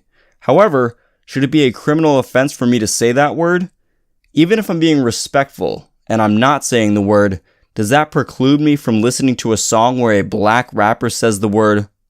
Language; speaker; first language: English; native; English